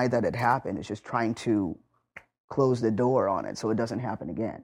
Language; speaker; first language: English; native; English